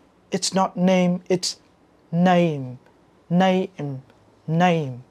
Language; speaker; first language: English; non-native, fluent; Vietnamese